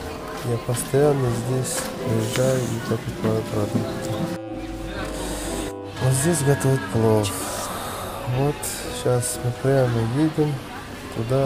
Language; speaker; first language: Russian; non-native, local second language; Uzbek